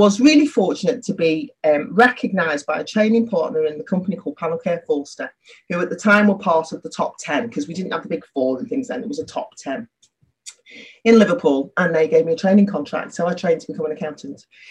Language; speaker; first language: English; native; English